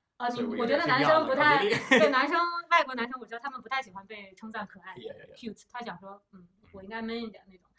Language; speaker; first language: Chinese; native; Chinese